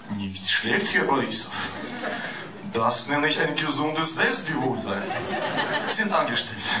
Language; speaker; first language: German; non-native, fluent; Russian